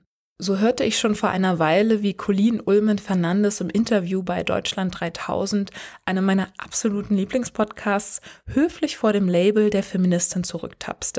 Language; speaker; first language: German; native; German